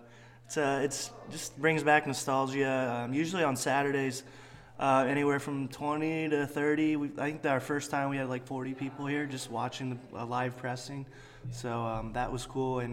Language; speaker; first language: English; native; English